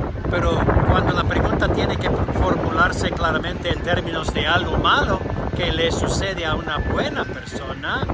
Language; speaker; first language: Spanish; non-native, fluent; English